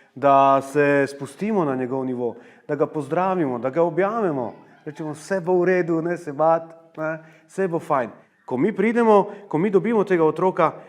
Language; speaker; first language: Slovenian; early bilingual, heritage; Slovak